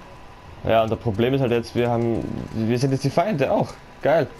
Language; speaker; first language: German; native; German